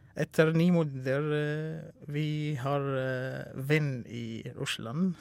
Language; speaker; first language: Norwegian; non-native, learner; Arabic